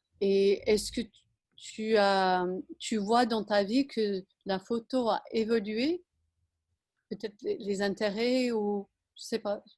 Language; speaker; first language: French; non-native, fluent; English